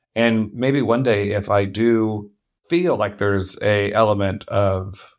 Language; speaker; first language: English; native; English